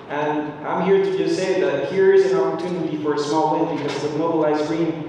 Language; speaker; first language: English; non-native, fluent; Spanish